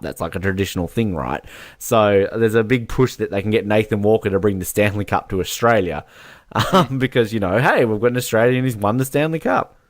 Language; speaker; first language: English; native; English